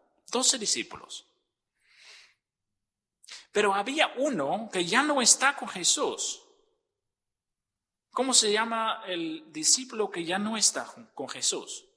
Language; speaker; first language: Spanish; non-native, fluent; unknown